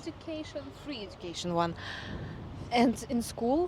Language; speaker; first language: English; non-native, learner; Russian